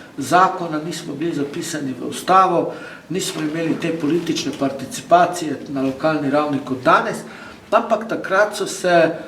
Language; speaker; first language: Slovenian; non-native, local second language; Romany